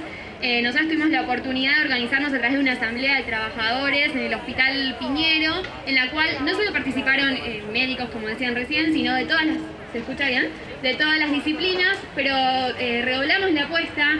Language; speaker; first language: Spanish; native; Spanish